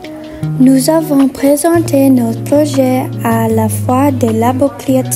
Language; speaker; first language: French; non-native, learner; English